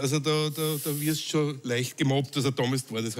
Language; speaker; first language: German; native; German